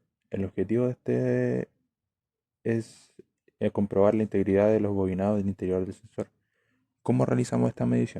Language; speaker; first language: Spanish; native; Spanish